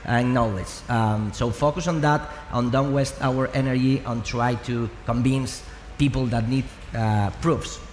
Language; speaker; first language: English; non-native, learner; Spanish